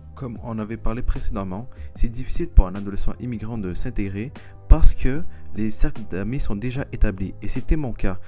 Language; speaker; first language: French; early bilingual, other home language; Berber languages